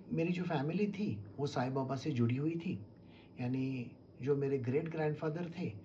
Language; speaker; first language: Hindi; non-native, local second language; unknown